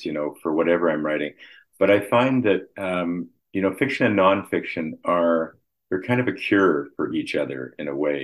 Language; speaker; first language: English; native; English